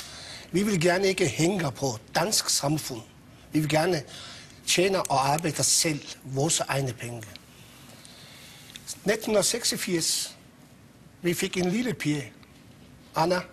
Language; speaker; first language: Danish; non-native, local second language; Persian